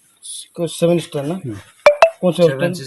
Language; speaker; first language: Hindi; non-native, local second language; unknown